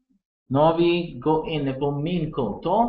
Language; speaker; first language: Norwegian; non-native, learner; Italian